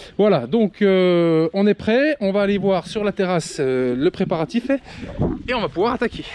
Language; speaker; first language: French; native; French